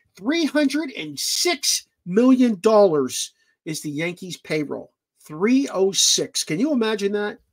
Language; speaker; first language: English; native; English